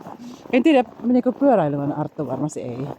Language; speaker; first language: Finnish; non-native, learner; Bikol